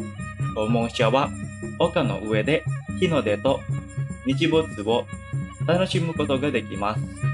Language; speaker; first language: Japanese; non-native, fluent; Indonesian